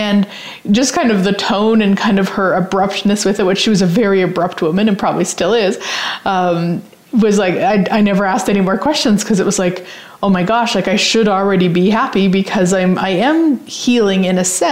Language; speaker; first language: English; native; English